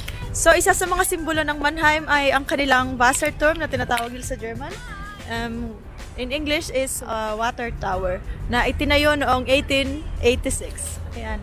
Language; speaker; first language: Filipino; native; Filipino